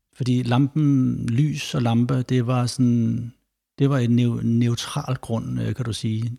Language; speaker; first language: Danish; native; Danish